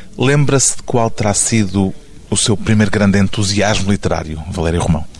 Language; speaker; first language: Portuguese; native; Portuguese